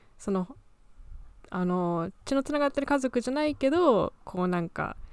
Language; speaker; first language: Japanese; early bilingual, heritage; Japanese